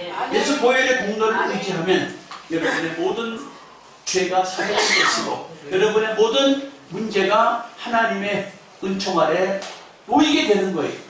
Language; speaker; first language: Korean; native; Korean